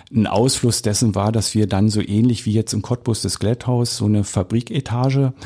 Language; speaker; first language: German; native; German